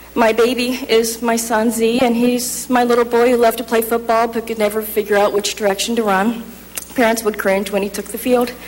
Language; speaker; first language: English; native; English